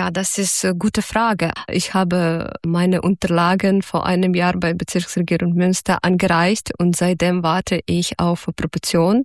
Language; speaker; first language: German; non-native, fluent; Ukrainian